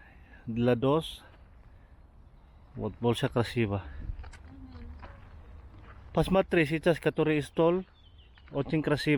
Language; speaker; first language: Russian; non-native, learner; Cebuano